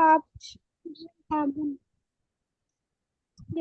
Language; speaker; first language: German; non-native, learner; Hindi